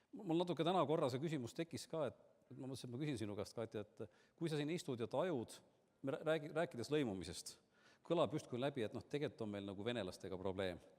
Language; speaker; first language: Estonian; native; Estonian